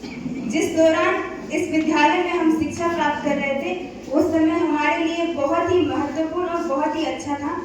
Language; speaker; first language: Hindi; non-native, local second language; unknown